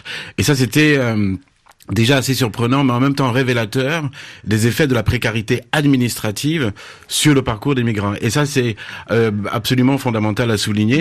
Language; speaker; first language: French; native; French